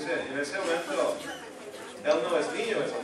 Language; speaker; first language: Spanish; non-native, fluent; English